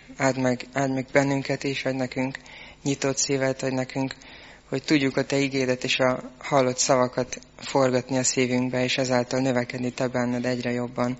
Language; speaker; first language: Hungarian; native; Hungarian